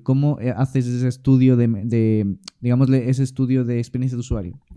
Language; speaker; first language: Spanish; native; Spanish